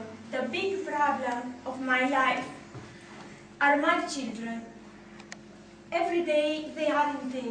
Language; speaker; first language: English; non-native, learner; Arabic